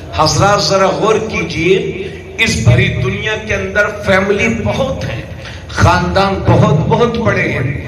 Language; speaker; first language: Urdu; native; Urdu